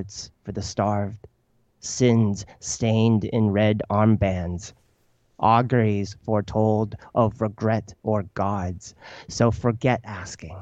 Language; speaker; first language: English; early bilingual, other home language; Chinese